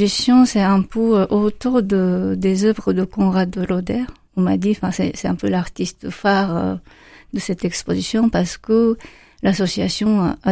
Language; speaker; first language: French; non-native, fluent; Japanese